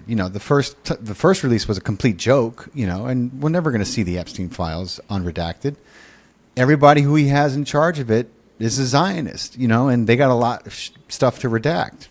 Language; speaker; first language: English; native; English